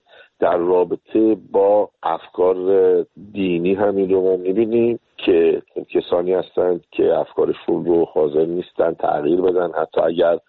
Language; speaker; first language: Persian; native; Persian